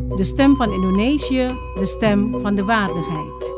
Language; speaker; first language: Dutch; non-native, fluent; Indonesian